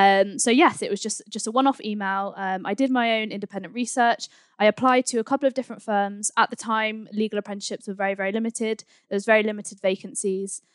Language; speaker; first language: English; native; English